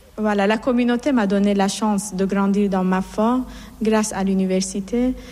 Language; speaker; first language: French; non-native, fluent; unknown